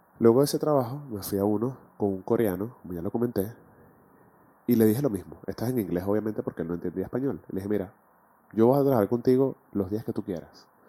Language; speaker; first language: Spanish; native; Spanish